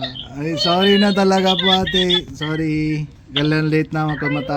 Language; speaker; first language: Filipino; non-native, learner; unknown